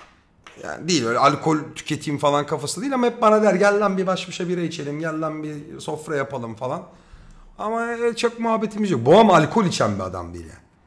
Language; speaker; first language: Turkish; native; Turkish